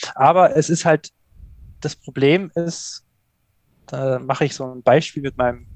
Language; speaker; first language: German; native; German